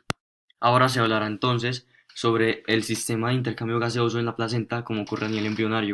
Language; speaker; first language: Spanish; native; Spanish